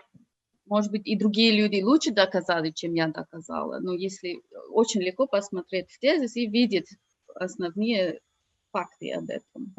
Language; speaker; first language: Russian; non-native, fluent; English